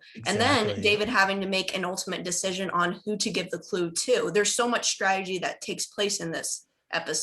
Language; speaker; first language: English; native; English